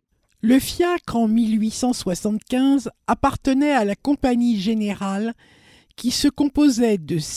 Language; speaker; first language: French; native; French